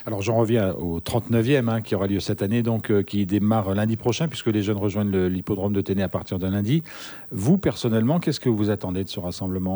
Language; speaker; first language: French; native; French